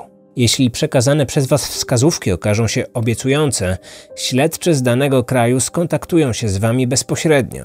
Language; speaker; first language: Polish; native; Polish